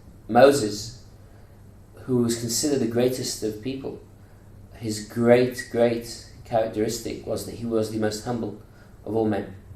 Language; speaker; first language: English; native; English